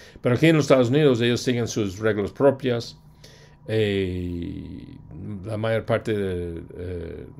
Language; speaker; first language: Spanish; non-native, fluent; English